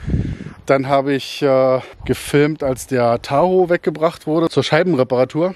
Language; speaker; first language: German; native; German